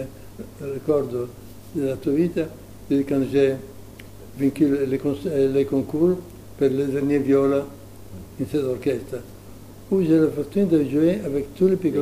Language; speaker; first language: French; non-native, learner; Italian